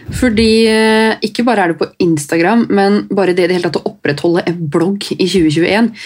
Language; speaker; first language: Norwegian; native; Norwegian